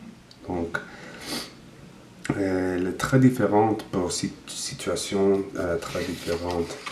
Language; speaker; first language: French; non-native, learner; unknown